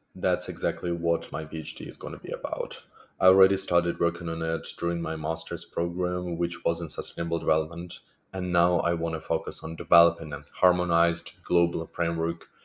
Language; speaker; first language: English; non-native, fluent; Russian